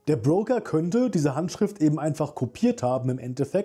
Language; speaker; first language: German; native; German